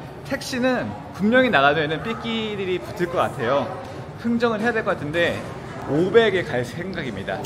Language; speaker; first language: Korean; native; Korean